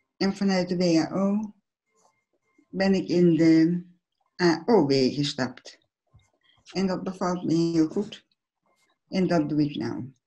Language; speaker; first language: Dutch; early bilingual, other home language; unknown